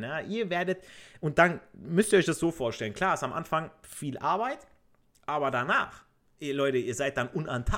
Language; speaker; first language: German; native; German